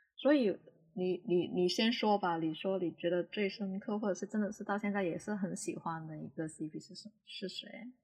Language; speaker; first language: Chinese; non-native, local second language; Cantonese